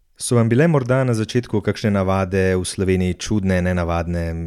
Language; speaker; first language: Slovenian; native; Slovenian